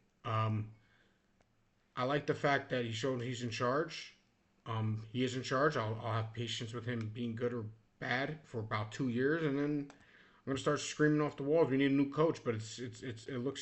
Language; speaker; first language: English; native; English